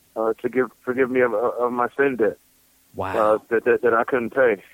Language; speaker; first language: English; native; English